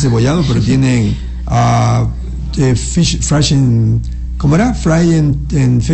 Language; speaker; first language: Spanish; native; Spanish